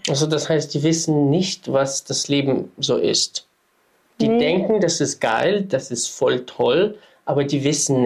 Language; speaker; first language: German; non-native, fluent; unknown